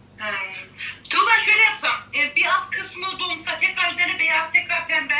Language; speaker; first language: Turkish; early bilingual, heritage; Turkish